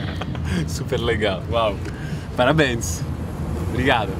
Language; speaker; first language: Portuguese; non-native, fluent; Czech